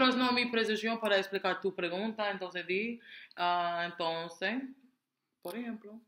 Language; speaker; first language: Spanish; non-native, learner; English